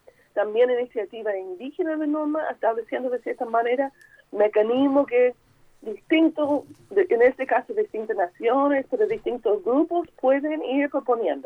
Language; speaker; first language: Spanish; non-native, fluent; English